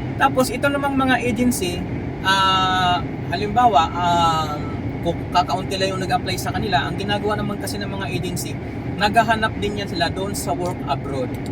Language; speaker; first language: Filipino; non-native, local second language; Cebuano